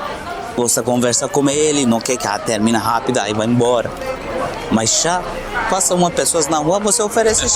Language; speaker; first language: Portuguese; non-native, fluent; Turkish